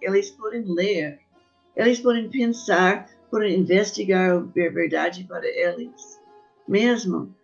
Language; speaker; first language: Portuguese; non-native, fluent; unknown